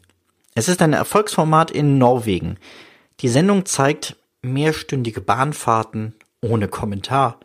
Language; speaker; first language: German; native; German